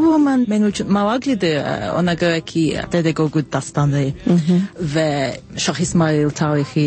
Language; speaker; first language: Azerbaijani; non-native, learner; English